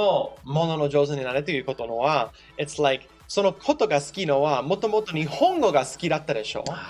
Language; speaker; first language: Japanese; non-native, fluent; English